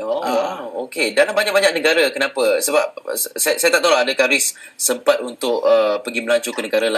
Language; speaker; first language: Malay; native; Malay